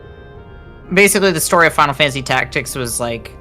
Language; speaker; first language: English; native; English